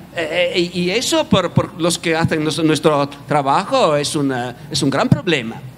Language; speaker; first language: Spanish; non-native, fluent; Italian